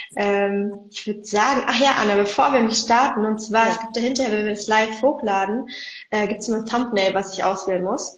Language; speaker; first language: German; native; German